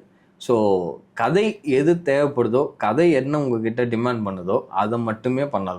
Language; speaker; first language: Tamil; native; Tamil